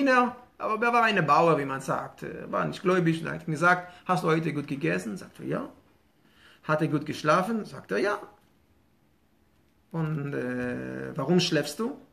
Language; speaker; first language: German; non-native, fluent; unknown